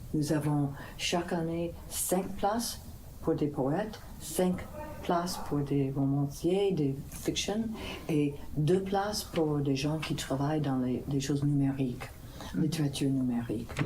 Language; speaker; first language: French; non-native, fluent; English